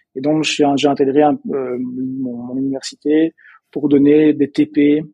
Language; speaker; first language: French; native; French